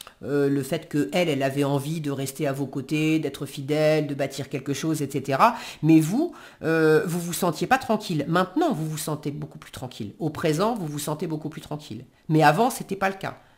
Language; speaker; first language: French; native; French